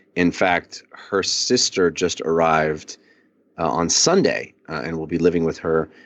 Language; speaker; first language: English; early bilingual, other home language; Italian